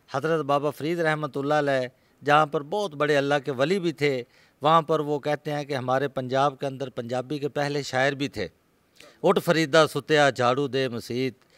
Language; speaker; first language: Urdu; non-native, local second language; Punjabi